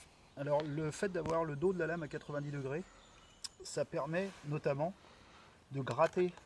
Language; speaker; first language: French; native; French